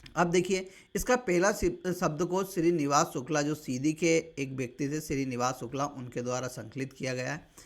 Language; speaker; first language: Hindi; native; Hindi